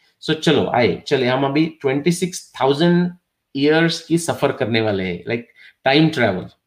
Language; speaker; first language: Hindi; non-native, local second language; Marathi